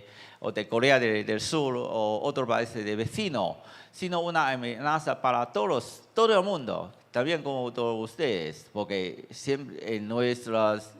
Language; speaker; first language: Spanish; non-native, fluent; Chinese